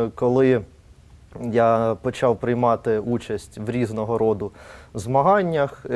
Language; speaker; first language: Ukrainian; native; Ukrainian